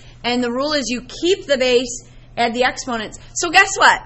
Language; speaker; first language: English; native; English